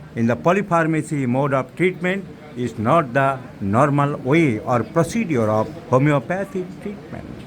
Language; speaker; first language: English; non-native, local second language; Bangla